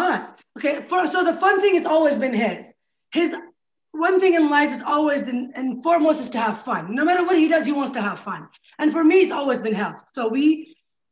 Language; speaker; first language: English; non-native, fluent; Arabic